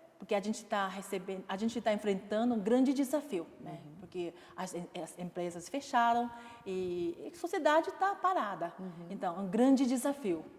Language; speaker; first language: Portuguese; non-native, fluent; Chinese